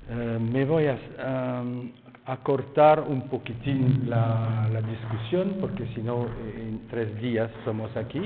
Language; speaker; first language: Spanish; non-native, fluent; French